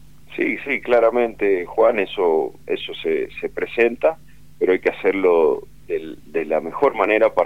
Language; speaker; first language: Spanish; native; Spanish